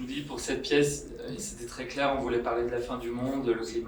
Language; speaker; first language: French; native; French